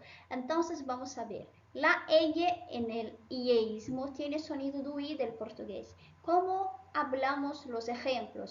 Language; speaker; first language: Spanish; non-native, fluent; Portuguese